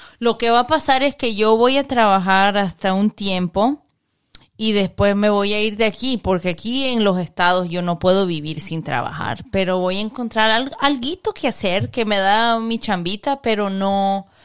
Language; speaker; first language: Spanish; early bilingual, heritage; Spanish